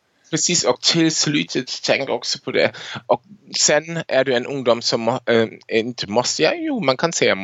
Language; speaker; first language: Swedish; non-native, fluent; German